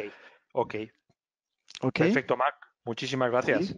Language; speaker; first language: Spanish; native; Spanish